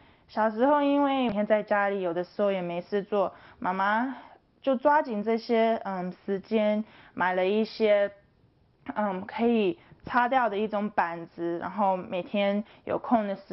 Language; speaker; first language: Chinese; early bilingual, heritage; Chinese